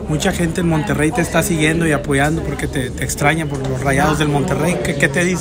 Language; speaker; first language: Spanish; native; Spanish